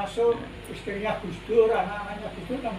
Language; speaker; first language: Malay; non-native, local second language; Javanese